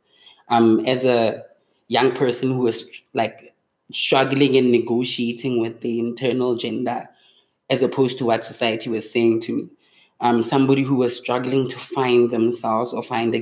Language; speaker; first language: English; non-native, local second language; Tswana